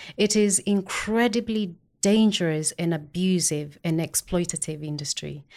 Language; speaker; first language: English; non-native, local second language; Kikuyu